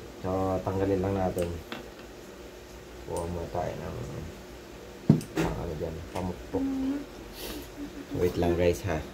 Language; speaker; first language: Filipino; native; Filipino